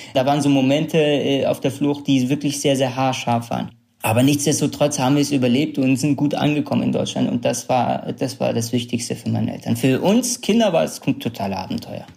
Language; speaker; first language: German; early bilingual, other home language; Kurdish